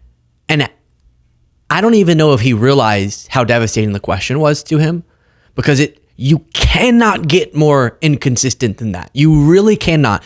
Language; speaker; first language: English; native; English